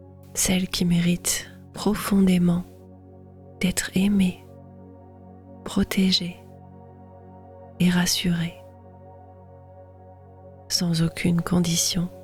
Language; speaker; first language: French; native; French